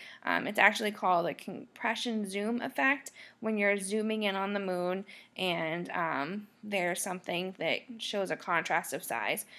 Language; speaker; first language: English; native; English